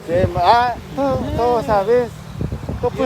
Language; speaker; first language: Spanish; non-native, learner; Filipino